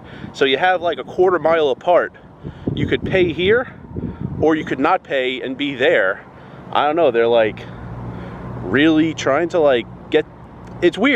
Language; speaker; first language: English; native; English